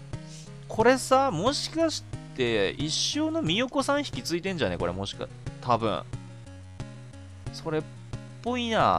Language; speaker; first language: Japanese; native; Japanese